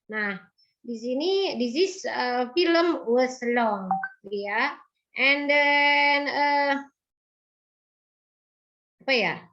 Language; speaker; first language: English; non-native, learner; Indonesian